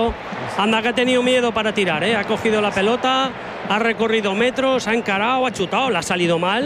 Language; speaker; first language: Spanish; native; Spanish